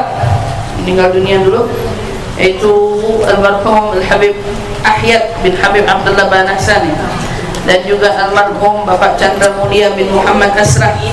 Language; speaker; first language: Indonesian; native; Indonesian